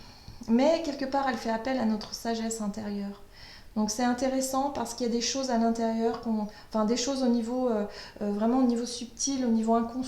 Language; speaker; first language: French; native; French